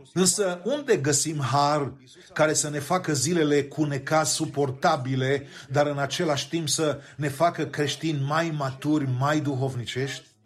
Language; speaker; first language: Romanian; native; Romanian